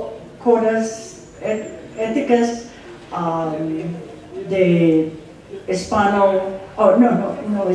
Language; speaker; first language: Spanish; non-native, fluent; English